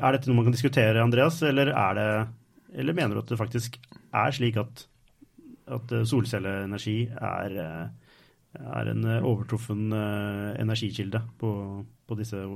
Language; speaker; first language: Norwegian; native; Norwegian